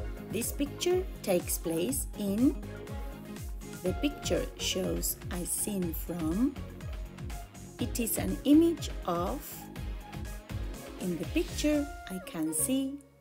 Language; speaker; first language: English; non-native, fluent; Spanish